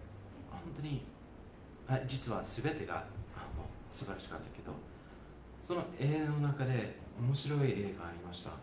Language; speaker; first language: Japanese; non-native, fluent; English